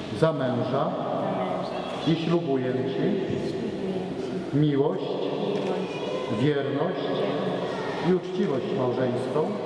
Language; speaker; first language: Polish; native; Polish